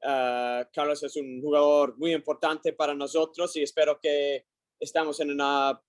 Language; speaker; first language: Spanish; non-native, learner; English